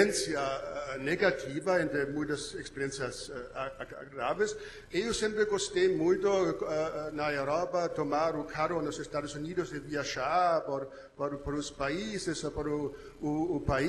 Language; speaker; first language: Portuguese; non-native, fluent; German